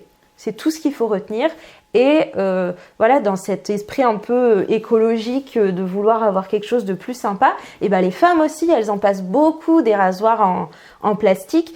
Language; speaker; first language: French; native; French